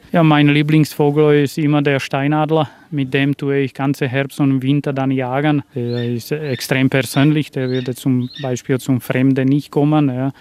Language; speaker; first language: German; non-native, learner; Slovak